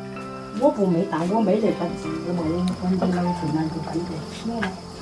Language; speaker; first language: Chinese; native; Chinese